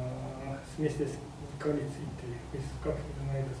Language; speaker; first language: Russian; non-native, local second language; Kyrgyz